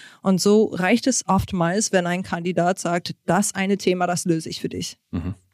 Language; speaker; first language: German; non-native, fluent; English